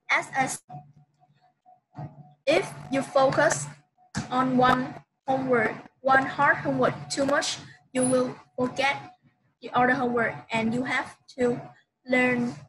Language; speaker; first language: English; non-native, learner; Vietnamese